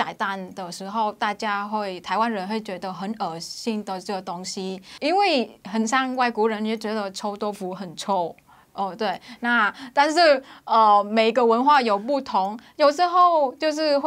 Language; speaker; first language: Chinese; non-native, fluent; Vietnamese